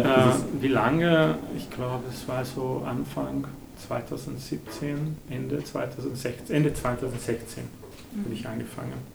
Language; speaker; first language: German; non-native, fluent; Hungarian